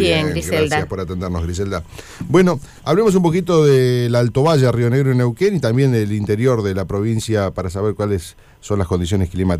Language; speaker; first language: Spanish; native; Spanish